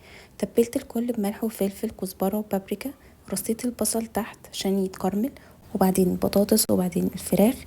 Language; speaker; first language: Arabic; native; Arabic